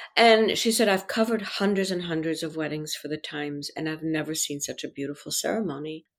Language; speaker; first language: English; early bilingual, other home language; French